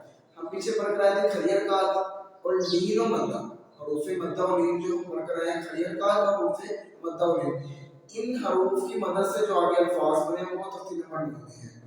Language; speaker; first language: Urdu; non-native, local second language; Punjabi